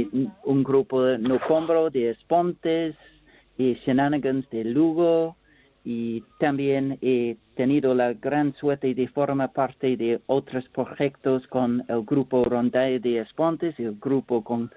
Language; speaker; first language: Spanish; non-native, learner; English